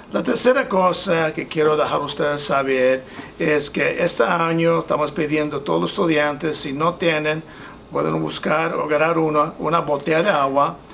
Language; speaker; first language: Spanish; non-native, fluent; English